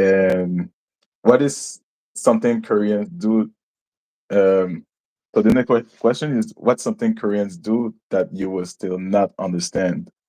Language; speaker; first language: English; non-native, local second language; French